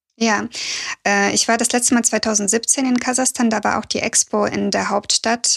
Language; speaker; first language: German; early bilingual, other home language; Russian